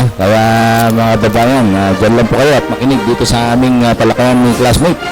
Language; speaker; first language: Filipino; native; Filipino